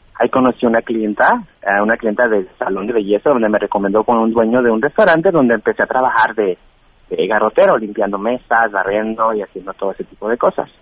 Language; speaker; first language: Spanish; native; Spanish